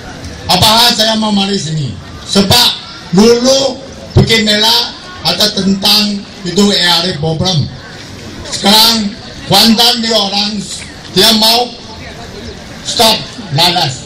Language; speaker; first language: Indonesian; non-native, local second language; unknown